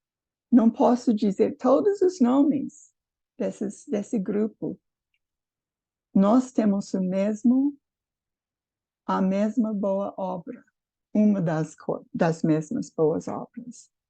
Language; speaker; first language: Portuguese; non-native, fluent; English